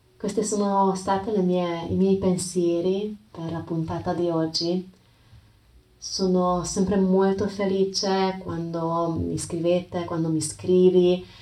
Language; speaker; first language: Italian; non-native, fluent; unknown